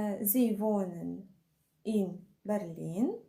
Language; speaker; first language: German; non-native, fluent; Ukrainian